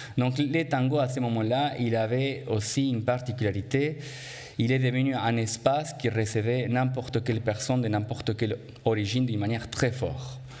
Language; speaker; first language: French; non-native, fluent; Spanish